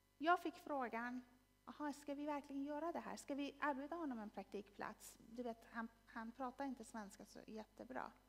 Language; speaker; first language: Swedish; non-native, fluent; Persian